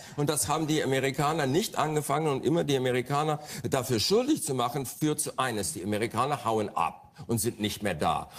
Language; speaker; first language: German; non-native, fluent; English